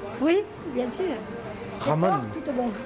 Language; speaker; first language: French; non-native, fluent; Spanish